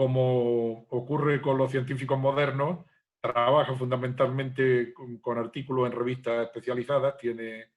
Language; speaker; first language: Spanish; native; Spanish